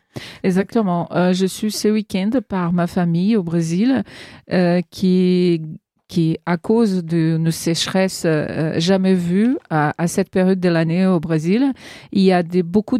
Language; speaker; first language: French; non-native, fluent; Portuguese